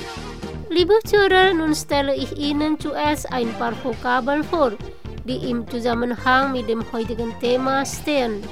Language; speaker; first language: German; non-native, fluent; Indonesian